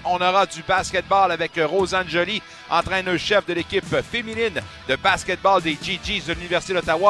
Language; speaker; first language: French; native; French